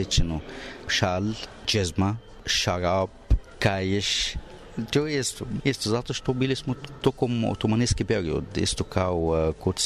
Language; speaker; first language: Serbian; non-native, learner; Arabic